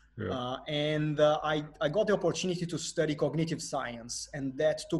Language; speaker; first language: English; non-native, fluent; Portuguese